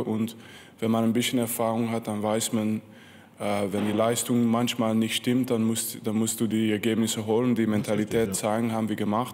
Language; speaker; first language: German; non-native, fluent; French